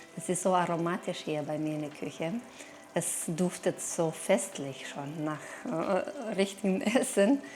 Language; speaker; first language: German; non-native, fluent; Romanian